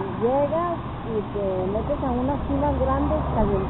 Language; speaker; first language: Spanish; native; Spanish